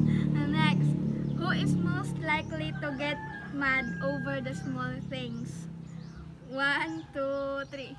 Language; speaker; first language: English; non-native, local second language; Filipino